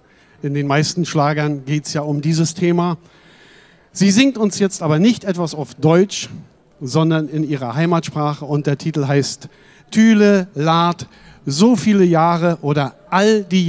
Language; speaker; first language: German; native; German